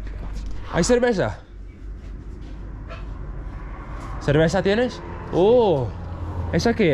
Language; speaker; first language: Spanish; non-native, fluent; English